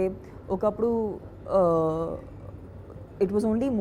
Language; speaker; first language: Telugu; non-native, fluent; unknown